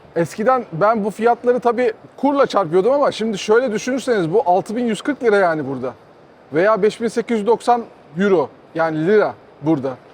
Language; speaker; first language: Turkish; native; Turkish